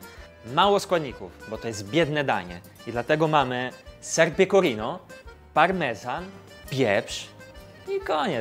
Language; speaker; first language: Polish; non-native, fluent; Italian